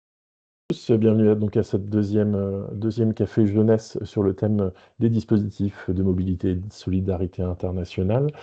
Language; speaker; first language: French; native; French